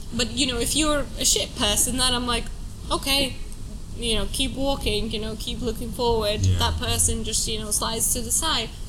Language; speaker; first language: English; non-native, fluent; Russian